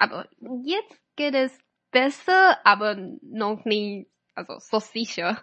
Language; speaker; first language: German; non-native, fluent; Chinese